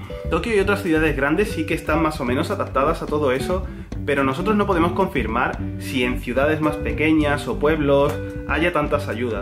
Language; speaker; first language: Spanish; native; Spanish